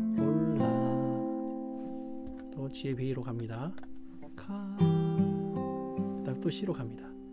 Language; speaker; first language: Korean; native; Korean